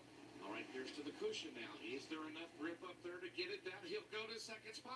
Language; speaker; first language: English; native; English